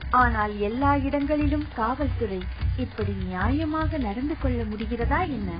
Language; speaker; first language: Tamil; native; Tamil